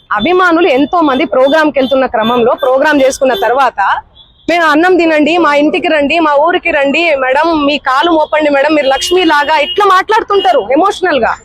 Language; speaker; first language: Telugu; non-native, local second language; Lambadi